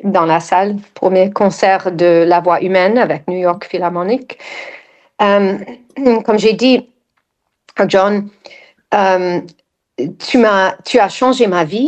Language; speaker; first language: French; non-native, fluent; English